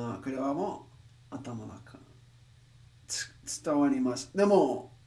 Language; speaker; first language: Japanese; non-native, learner; English